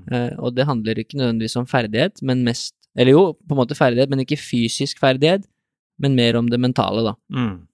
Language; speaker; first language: Norwegian; native; Norwegian